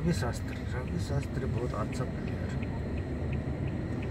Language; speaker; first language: Hindi; non-native, learner; Nepali